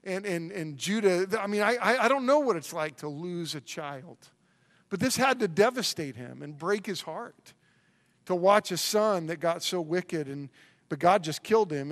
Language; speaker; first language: English; native; English